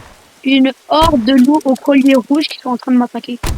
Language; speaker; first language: French; native; French